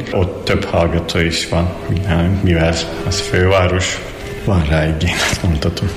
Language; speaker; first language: Hungarian; non-native, fluent; Turkish